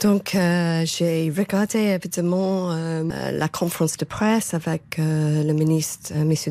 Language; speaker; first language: French; non-native, fluent; English